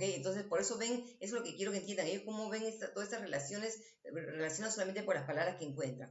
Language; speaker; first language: Spanish; native; Spanish